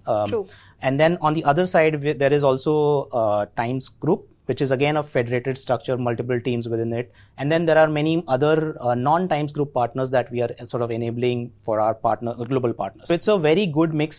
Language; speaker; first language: English; non-native, local second language; Gujarati